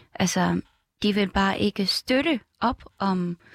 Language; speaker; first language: Danish; non-native, fluent; Vietnamese